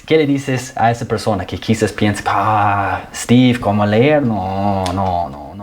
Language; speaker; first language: Spanish; non-native, fluent; English